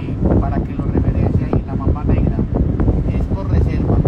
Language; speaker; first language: Spanish; native; Spanish